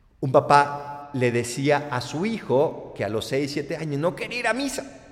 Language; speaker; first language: Spanish; native; Spanish